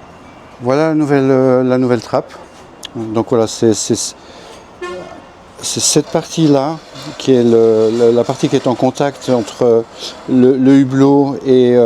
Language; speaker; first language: French; native; French